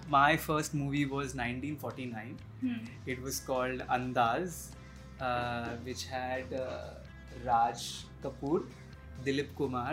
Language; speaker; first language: English; non-native, local second language; Hindi